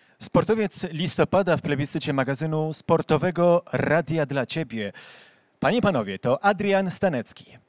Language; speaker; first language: Polish; native; Polish